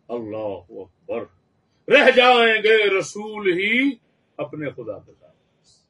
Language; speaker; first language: Urdu; non-native, local second language; Punjabi